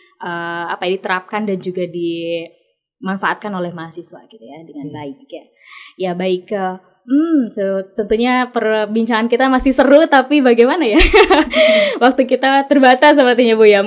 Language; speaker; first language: Indonesian; native; Indonesian